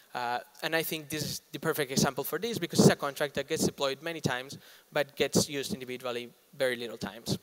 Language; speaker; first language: English; non-native, fluent; Spanish